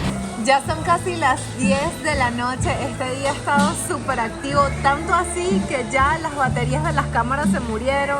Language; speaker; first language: Spanish; native; Spanish